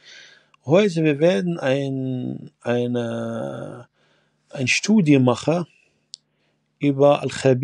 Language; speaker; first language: German; non-native, fluent; Arabic